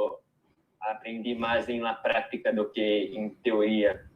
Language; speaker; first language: Spanish; non-native, fluent; Portuguese